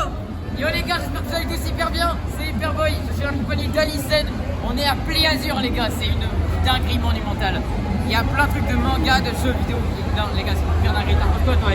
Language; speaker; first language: French; native; French